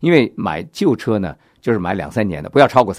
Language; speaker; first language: Chinese; native; Chinese